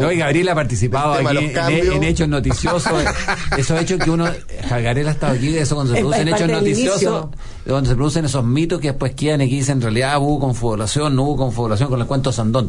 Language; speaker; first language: Spanish; native; Spanish